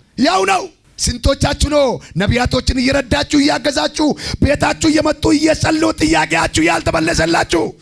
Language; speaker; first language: Amharic; non-native, local second language; Oromo